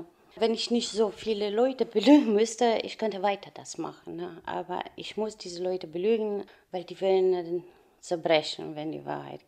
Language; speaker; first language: German; non-native, fluent; Romanian